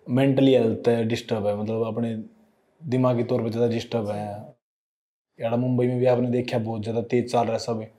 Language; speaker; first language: Hindi; native; Hindi